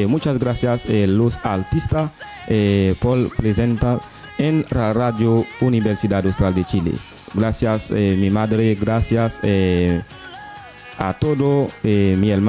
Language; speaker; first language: Spanish; non-native, learner; Haitian Creole